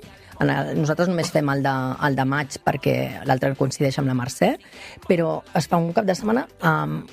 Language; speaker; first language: Catalan; native; Catalan